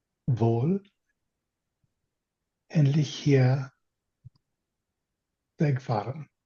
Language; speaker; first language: German; non-native, learner; English